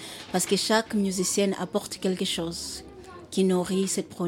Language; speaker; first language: French; non-native, fluent; Xhosa